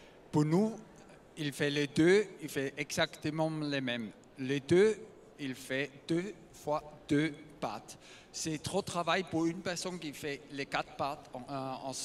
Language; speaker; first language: French; non-native, learner; German